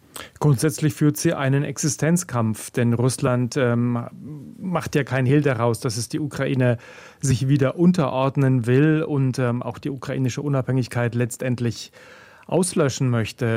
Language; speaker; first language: German; native; German